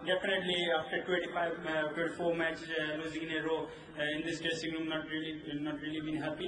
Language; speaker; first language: English; non-native, fluent; Bangla